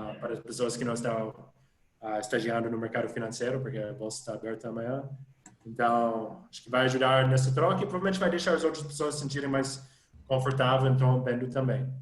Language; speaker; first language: Portuguese; non-native, fluent; English